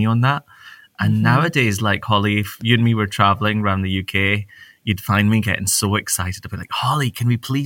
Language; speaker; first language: English; native; English